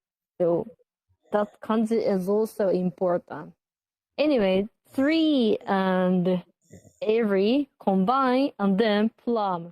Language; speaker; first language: English; non-native, learner; Japanese